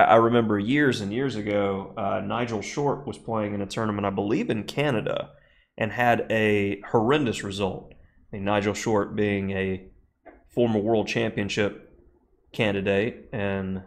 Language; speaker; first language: English; native; English